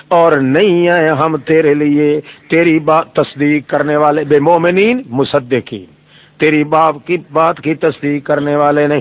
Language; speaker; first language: Urdu; non-native, local second language; Saraiki